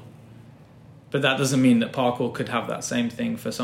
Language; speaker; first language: English; native; English